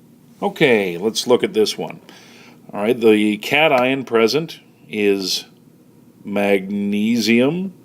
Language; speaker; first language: English; native; English